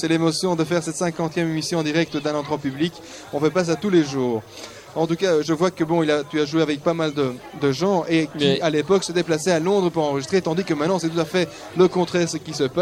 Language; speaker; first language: French; native; French